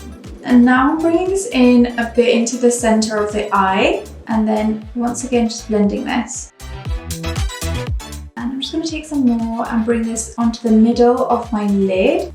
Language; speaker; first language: English; native; English